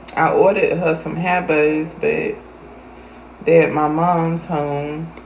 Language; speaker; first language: English; native; English